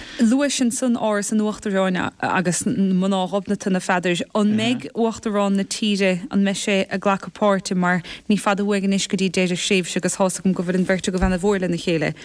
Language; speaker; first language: Irish; native; Irish